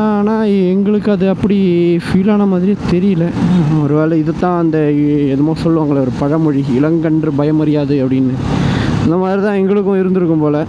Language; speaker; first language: Tamil; non-native, local second language; Malayalam